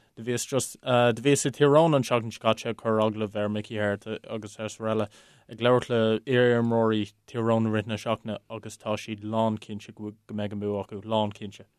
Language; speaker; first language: Irish; native; Irish